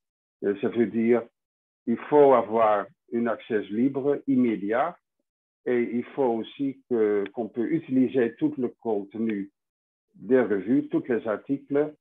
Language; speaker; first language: French; non-native, fluent; Dutch